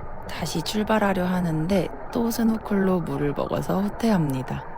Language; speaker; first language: Korean; native; Korean